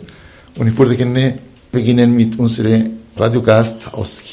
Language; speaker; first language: German; non-native, fluent; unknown